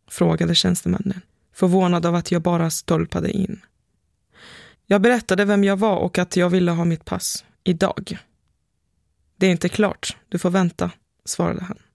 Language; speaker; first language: Swedish; early bilingual, other home language; Persian